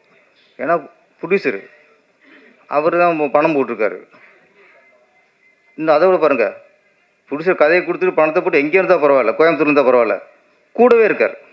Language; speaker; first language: Tamil; native; Tamil